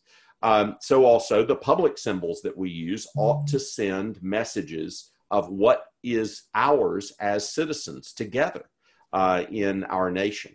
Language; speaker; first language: English; native; English